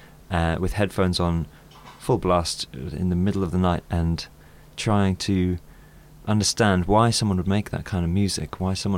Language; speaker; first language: English; native; English